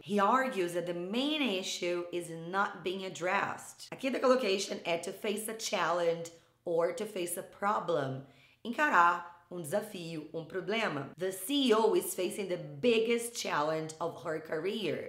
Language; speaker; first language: English; non-native, fluent; Portuguese